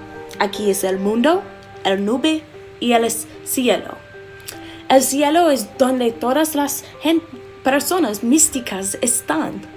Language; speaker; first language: Spanish; non-native, learner; English